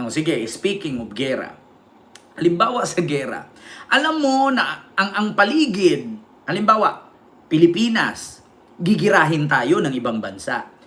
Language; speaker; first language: Filipino; non-native, local second language; Cebuano